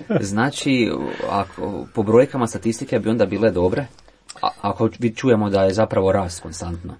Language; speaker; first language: Croatian; native; Croatian